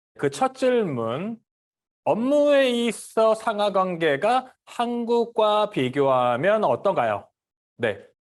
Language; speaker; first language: Korean; native; Korean